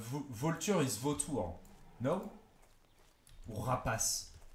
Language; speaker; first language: English; non-native, fluent; French